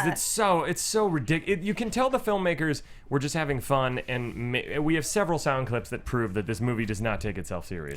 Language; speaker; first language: English; native; English